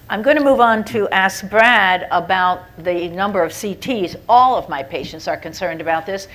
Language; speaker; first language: English; native; English